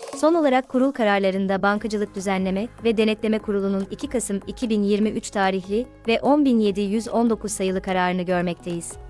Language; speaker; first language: Turkish; native; Turkish